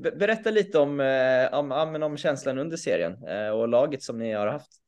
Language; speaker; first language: Swedish; native; Swedish